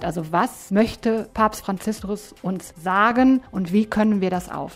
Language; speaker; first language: German; native; German